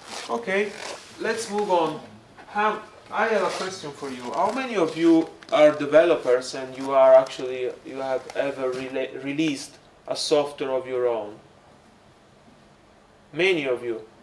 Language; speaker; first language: English; non-native, fluent; Italian